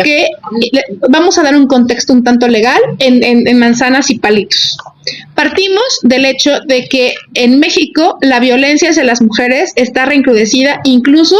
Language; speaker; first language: Spanish; native; Spanish